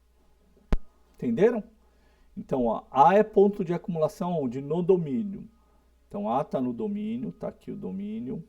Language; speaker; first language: Portuguese; native; Portuguese